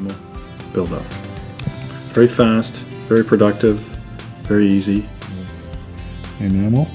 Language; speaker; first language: English; native; English